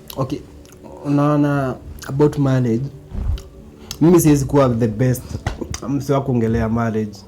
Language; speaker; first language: Swahili; native; Swahili